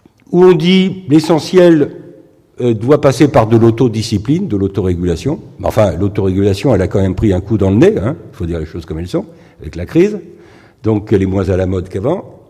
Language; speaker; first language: French; native; French